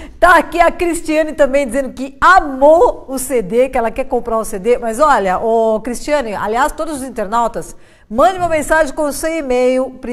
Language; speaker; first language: Portuguese; native; Portuguese